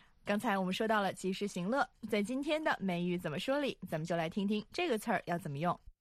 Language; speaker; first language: Chinese; native; Chinese